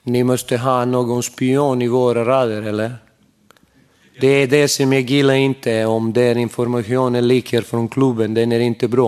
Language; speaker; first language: Swedish; non-native, fluent; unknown